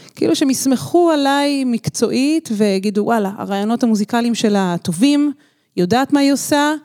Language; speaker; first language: Hebrew; native; Hebrew